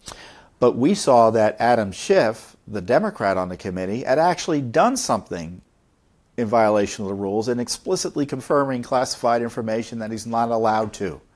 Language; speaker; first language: English; native; English